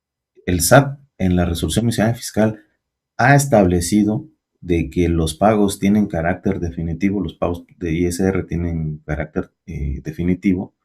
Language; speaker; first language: Spanish; native; Spanish